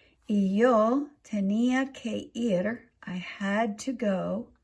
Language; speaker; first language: Spanish; non-native, fluent; English